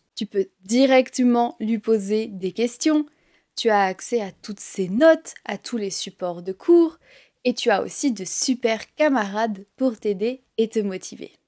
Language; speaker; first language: French; native; French